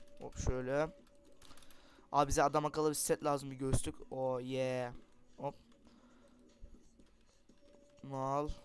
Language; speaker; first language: Turkish; native; Turkish